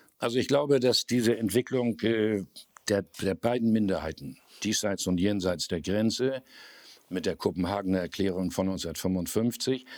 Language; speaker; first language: German; native; German